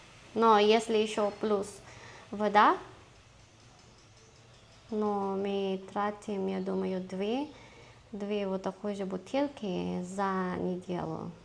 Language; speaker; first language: Russian; non-native, learner; Filipino